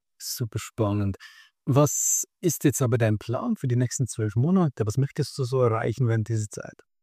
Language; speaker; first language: German; native; German